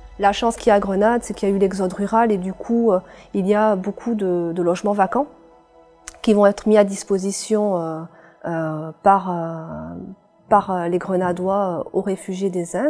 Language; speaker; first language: French; native; French